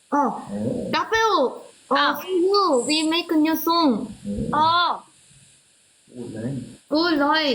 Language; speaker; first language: English; non-native, learner; Korean